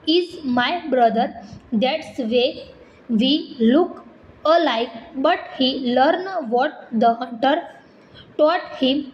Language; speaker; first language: English; non-native, local second language; Gujarati